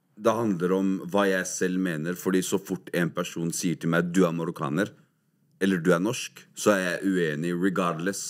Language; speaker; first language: Norwegian; early bilingual, other home language; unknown